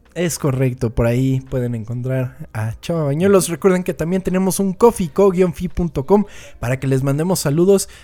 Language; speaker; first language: Spanish; native; Spanish